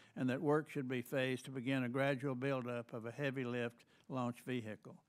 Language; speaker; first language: English; native; English